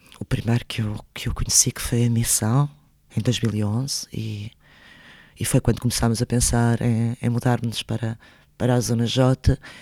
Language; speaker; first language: Portuguese; early bilingual, other home language; Spanish